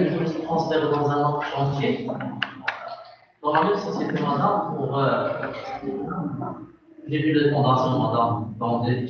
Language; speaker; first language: French; non-native, local second language; Arabic